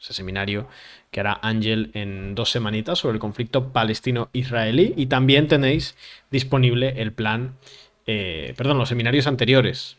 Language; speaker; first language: Spanish; native; Spanish